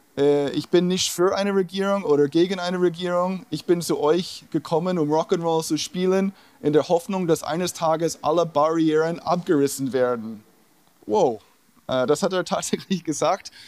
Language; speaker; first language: German; non-native, fluent; English